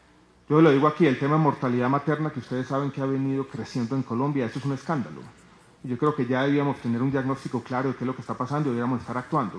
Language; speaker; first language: Spanish; native; Spanish